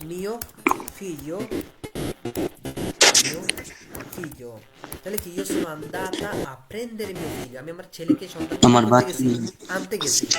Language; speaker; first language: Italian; non-native, fluent; Bangla